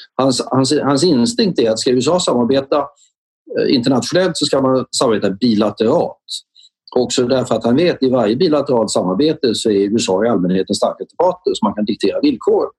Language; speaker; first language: Swedish; native; Swedish